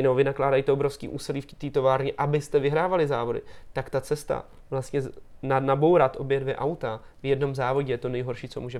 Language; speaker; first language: Czech; native; Czech